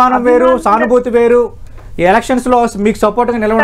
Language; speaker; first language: Telugu; native; Telugu